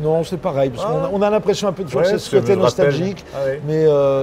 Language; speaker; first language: French; native; French